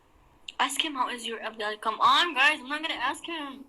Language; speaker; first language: English; non-native, fluent; Somali